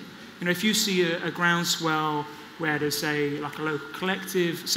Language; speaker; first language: English; native; English